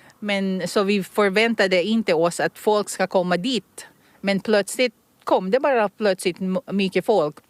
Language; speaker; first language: Swedish; non-native, fluent; Filipino